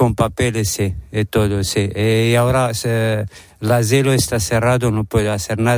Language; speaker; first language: Spanish; non-native, learner; Arabic